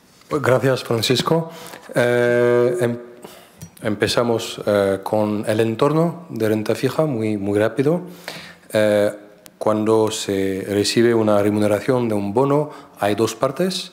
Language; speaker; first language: Spanish; non-native, fluent; French